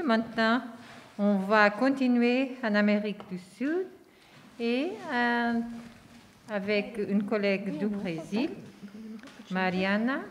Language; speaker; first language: French; non-native, fluent; Portuguese